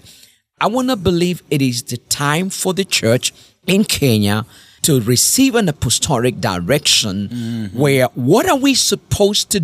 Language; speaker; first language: English; non-native, local second language; Kikuyu